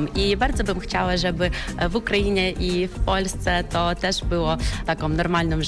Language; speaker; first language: Polish; non-native, fluent; Ukrainian